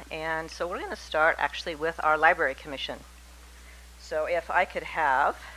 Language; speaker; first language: English; native; English